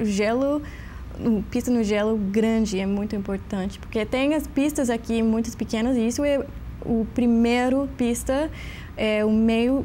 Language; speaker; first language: Portuguese; non-native, learner; English